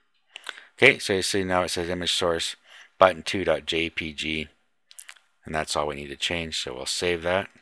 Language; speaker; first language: English; native; English